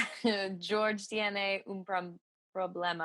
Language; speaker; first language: Spanish; non-native, learner; English